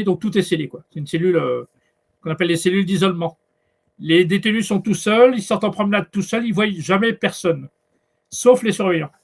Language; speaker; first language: French; native; French